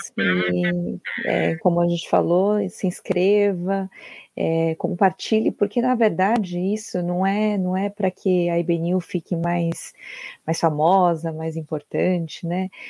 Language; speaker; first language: Portuguese; native; Portuguese